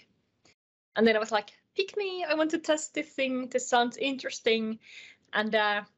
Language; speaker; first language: English; non-native, fluent; Finnish